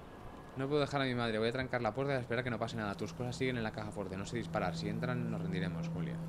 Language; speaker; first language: Spanish; native; Spanish